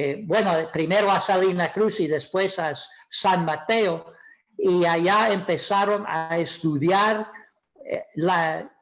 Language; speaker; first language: Spanish; non-native, fluent; English